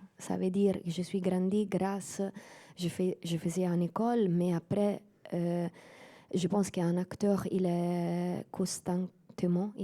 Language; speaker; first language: French; non-native, fluent; Italian